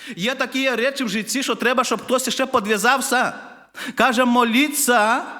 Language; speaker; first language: Ukrainian; non-native, fluent; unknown